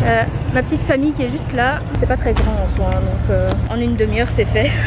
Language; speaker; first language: French; native; French